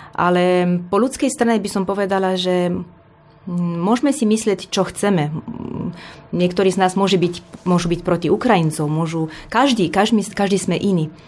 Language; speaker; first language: Slovak; non-native, fluent; Romanian